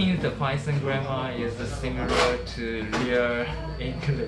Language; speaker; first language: English; non-native, learner; Korean